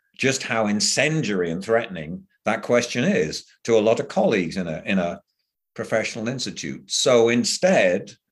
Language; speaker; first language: English; native; English